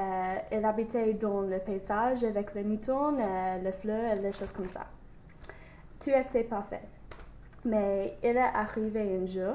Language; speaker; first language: French; non-native, learner; English